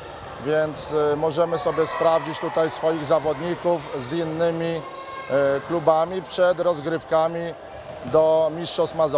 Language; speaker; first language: Polish; native; Polish